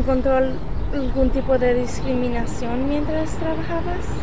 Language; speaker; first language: Spanish; early bilingual, heritage; Spanish